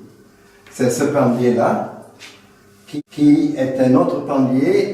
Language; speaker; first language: French; non-native, fluent; German